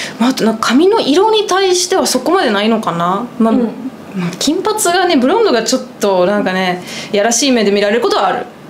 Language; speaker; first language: Japanese; non-native, fluent; German